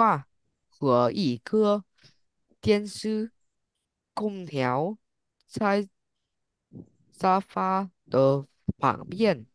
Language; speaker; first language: Chinese; non-native, learner; Vietnamese